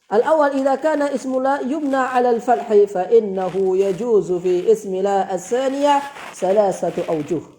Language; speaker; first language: Arabic; non-native, fluent; Indonesian